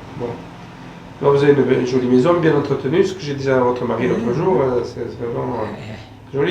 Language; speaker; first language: French; native; French